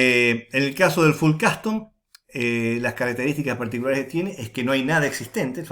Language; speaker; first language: Spanish; native; Spanish